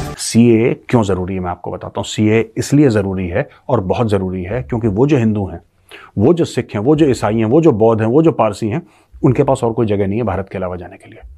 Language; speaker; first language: Hindi; native; Hindi